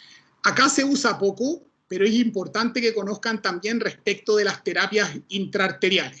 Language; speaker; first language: Spanish; native; Spanish